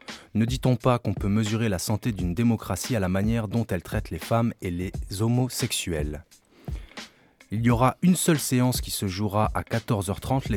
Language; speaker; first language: French; native; French